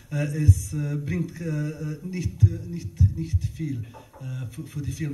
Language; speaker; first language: German; non-native, learner; Bosnian